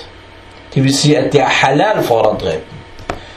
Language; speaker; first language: Danish; early bilingual, other home language; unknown